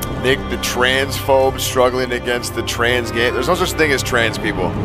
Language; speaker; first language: English; native; English